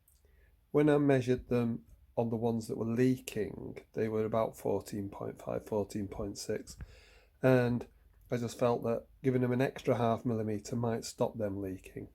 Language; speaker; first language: English; native; English